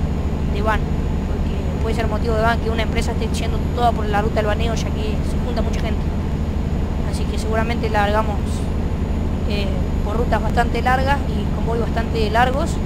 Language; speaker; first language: Spanish; native; Spanish